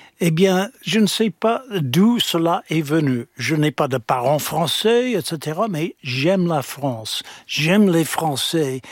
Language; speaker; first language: French; non-native, fluent; English